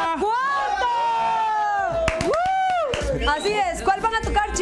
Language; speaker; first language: Spanish; native; Spanish